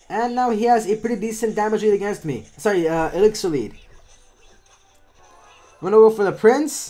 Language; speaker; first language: English; native; English